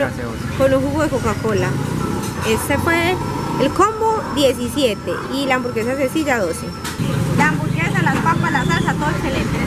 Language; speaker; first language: Spanish; native; Spanish